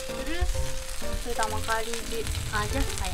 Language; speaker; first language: Indonesian; non-native, learner; Japanese